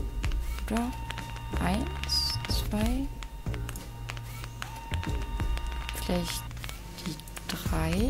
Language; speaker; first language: German; native; German